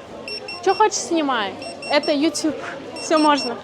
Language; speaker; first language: Russian; non-native, local second language; Uzbek